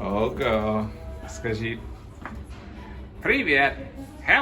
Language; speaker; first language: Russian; non-native, learner; English